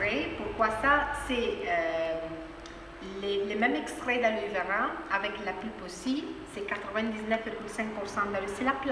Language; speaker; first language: French; non-native, fluent; Spanish